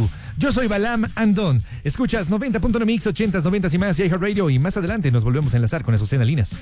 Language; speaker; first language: Spanish; native; Spanish